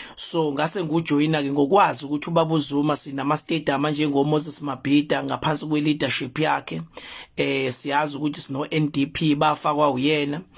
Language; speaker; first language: Zulu; native; Zulu